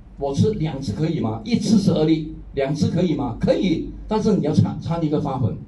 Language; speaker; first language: Chinese; non-native, local second language; Hakka Chinese